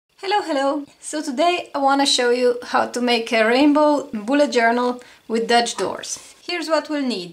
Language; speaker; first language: English; non-native, fluent; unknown